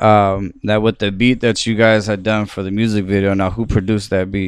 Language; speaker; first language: English; native; English